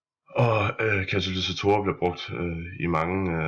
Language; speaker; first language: Danish; native; Danish